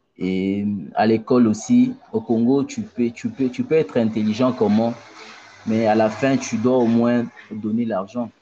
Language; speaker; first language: French; non-native, local second language; Luba-Lulua